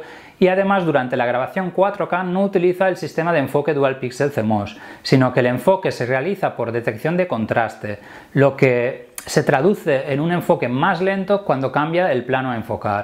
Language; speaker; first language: Spanish; native; Spanish